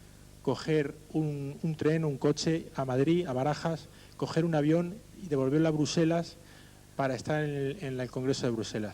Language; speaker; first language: Spanish; native; Spanish